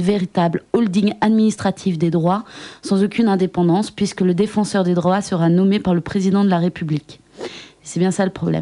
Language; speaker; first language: French; native; French